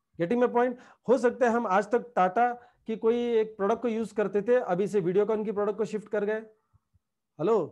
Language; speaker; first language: Hindi; non-native, local second language; Marathi